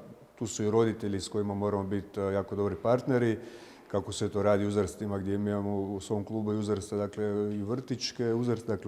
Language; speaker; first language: Croatian; native; Croatian